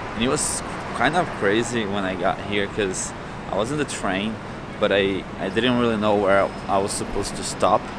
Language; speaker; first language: English; non-native, learner; Portuguese